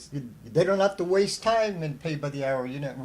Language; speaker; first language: English; native; English